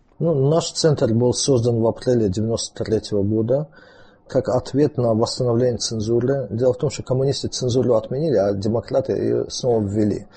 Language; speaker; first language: Russian; non-native, local second language; Azerbaijani